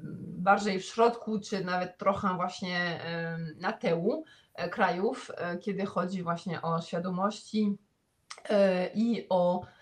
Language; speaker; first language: Polish; non-native, fluent; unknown